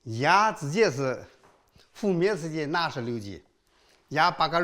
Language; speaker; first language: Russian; non-native, learner; Chinese